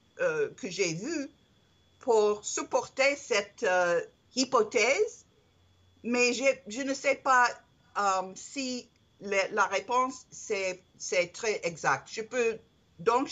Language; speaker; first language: French; non-native, learner; English